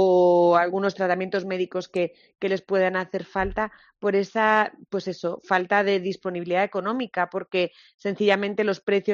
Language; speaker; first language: Spanish; native; Spanish